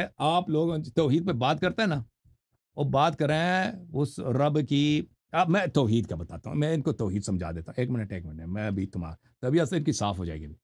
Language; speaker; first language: Urdu; non-native, fluent; Persian